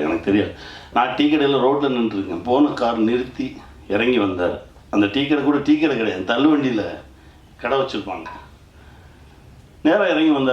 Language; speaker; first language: Tamil; native; Tamil